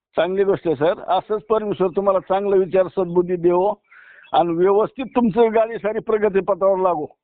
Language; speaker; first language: Marathi; native; Marathi